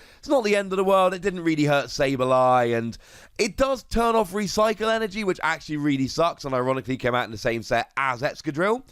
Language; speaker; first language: English; native; English